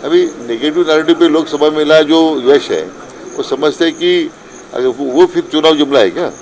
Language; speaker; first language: Hindi; non-native, local second language; Marathi